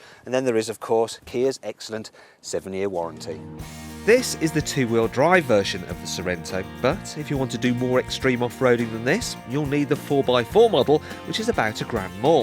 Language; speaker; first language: English; native; English